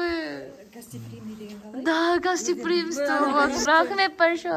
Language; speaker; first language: Russian; non-native, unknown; Korean